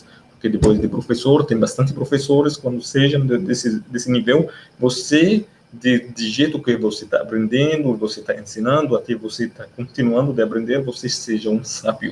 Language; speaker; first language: Portuguese; non-native, learner; Arabic